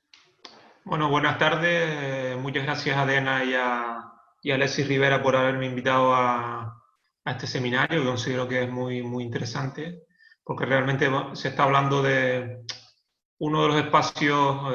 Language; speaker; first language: Spanish; native; Spanish